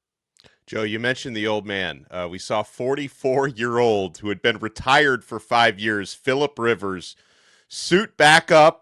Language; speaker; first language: English; native; English